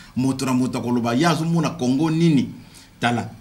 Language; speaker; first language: French; non-native, local second language; Kongo